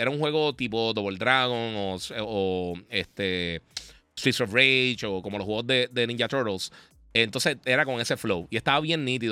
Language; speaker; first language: Spanish; native; Spanish